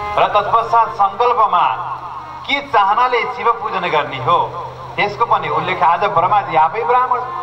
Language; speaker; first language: Nepali; native; Nepali